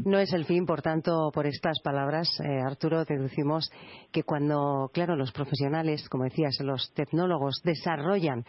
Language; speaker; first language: Spanish; native; Spanish